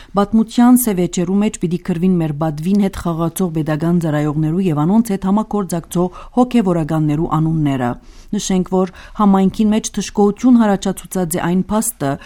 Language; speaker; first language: Armenian; early bilingual, heritage; Armenian